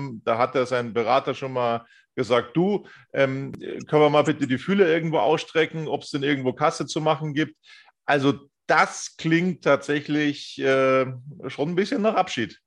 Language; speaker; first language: German; native; German